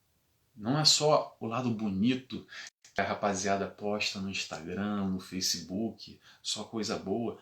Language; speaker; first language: Portuguese; native; Portuguese